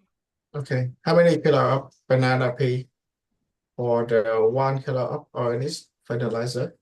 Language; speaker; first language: English; non-native, learner; Indonesian